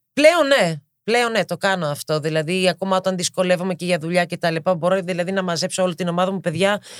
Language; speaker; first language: Greek; early bilingual, heritage; Greek